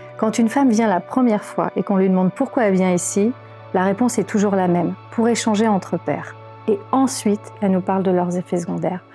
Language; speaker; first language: French; native; French